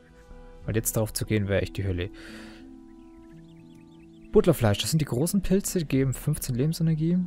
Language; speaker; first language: German; native; German